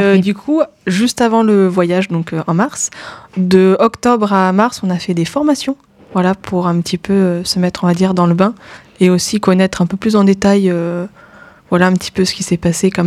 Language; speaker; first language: French; native; French